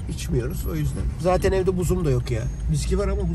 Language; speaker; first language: Turkish; native; Turkish